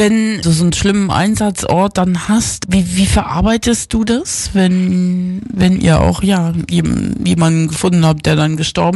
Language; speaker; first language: German; native; German